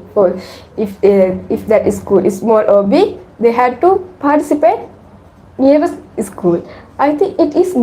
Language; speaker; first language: English; non-native, learner; Sinhala